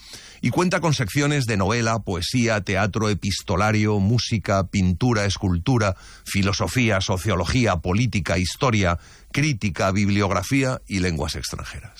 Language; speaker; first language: Spanish; native; Spanish